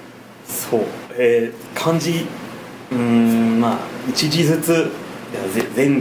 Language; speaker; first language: Japanese; non-native, fluent; English